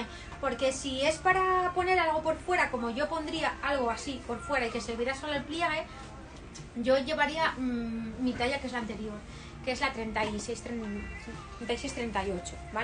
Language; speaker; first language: Spanish; native; Spanish